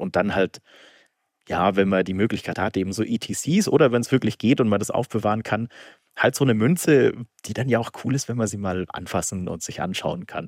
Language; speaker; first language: German; native; German